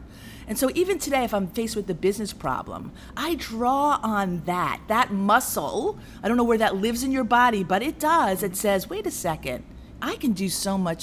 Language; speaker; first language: English; native; English